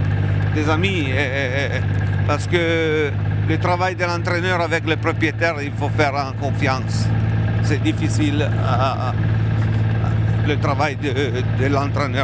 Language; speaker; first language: French; non-native, fluent; Italian